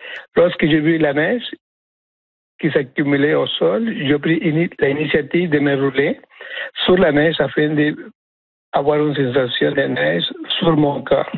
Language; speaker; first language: French; non-native, fluent; Spanish